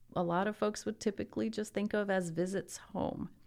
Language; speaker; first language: English; early bilingual, other home language; Italian